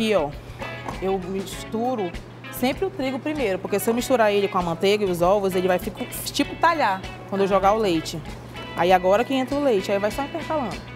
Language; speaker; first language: Portuguese; native; Portuguese